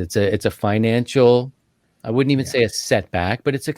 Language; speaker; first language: English; native; English